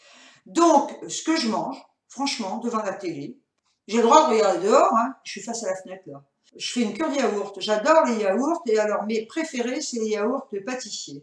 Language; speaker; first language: French; native; French